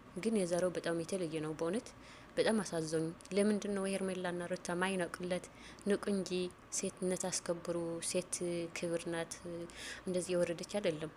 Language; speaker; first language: Amharic; non-native, local second language; Tigrinya